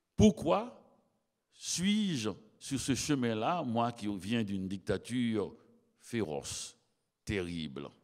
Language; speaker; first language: French; native; French